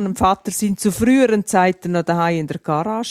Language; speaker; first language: German; native; German